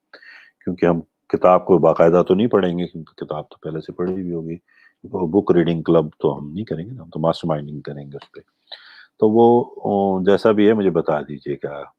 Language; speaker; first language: Urdu; non-native, local second language; Gujarati